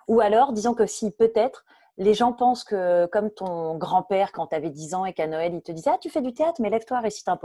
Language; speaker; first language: French; native; French